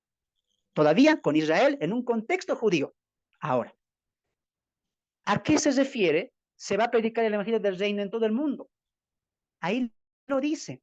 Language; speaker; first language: Spanish; native; Spanish